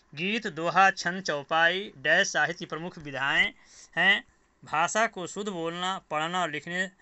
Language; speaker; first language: Hindi; native; Hindi